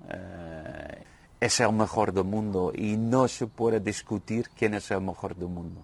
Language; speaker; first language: Spanish; non-native, fluent; Dutch